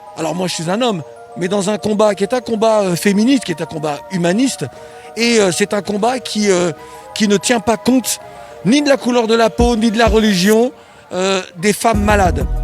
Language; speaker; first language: French; native; French